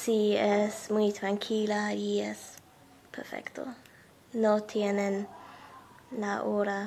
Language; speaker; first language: Spanish; non-native, learner; English